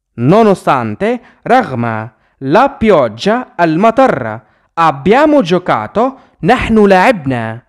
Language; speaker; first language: Italian; non-native, fluent; Arabic